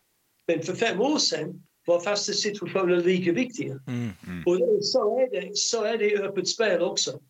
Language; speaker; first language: Swedish; non-native, fluent; English